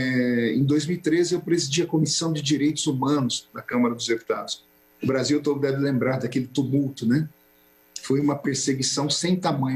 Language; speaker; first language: Portuguese; native; Portuguese